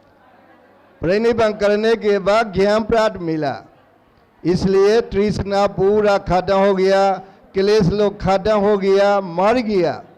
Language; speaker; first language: Hindi; non-native, learner; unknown